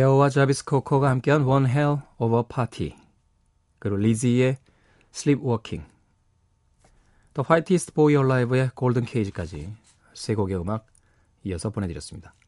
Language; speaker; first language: Korean; native; Korean